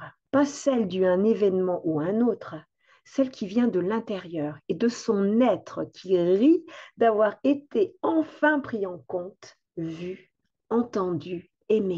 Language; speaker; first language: French; native; French